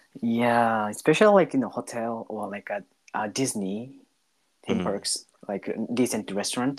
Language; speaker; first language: English; non-native, learner; Japanese